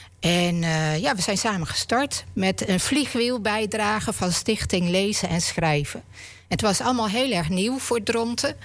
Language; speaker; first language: Dutch; native; Dutch